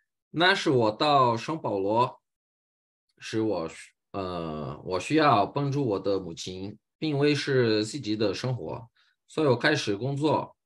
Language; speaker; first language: Chinese; non-native, fluent; Portuguese